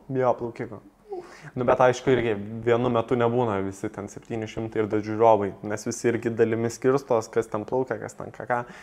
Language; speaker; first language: Lithuanian; native; Lithuanian